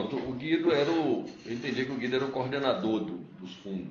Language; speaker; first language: Portuguese; native; Portuguese